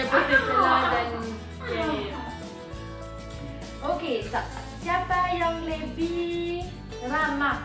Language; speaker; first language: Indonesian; non-native, learner; French